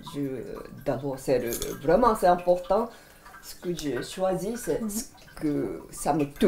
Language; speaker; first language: French; non-native, fluent; Japanese